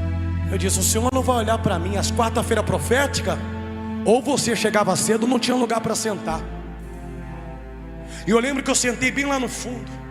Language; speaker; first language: Portuguese; native; Portuguese